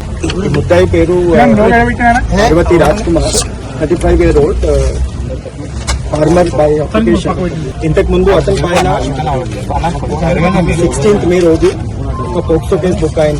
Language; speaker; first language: Telugu; non-native, local second language; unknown